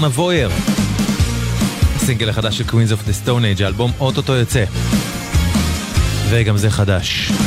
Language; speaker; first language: Hebrew; native; Hebrew